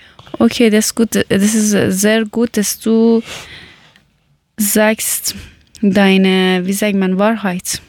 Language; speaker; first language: German; non-native, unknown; Persian